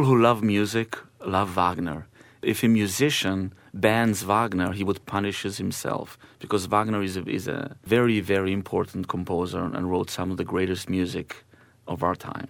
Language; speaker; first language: English; non-native, fluent; Hebrew